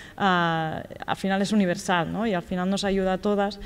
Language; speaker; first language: Spanish; non-native, local second language; Catalan